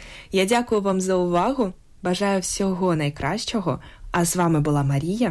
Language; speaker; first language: Ukrainian; native; Ukrainian